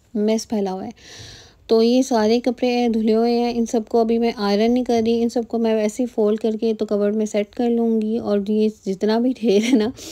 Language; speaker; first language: Urdu; native; Urdu